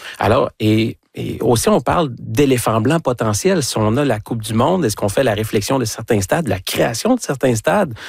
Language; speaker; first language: French; native; French